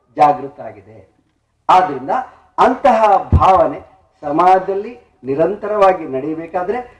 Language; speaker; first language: Kannada; non-native, local second language; Tulu